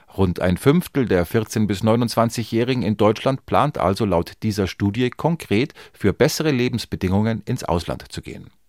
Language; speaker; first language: German; native; German